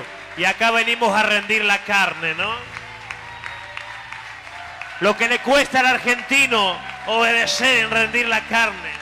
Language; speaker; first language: Spanish; native; Spanish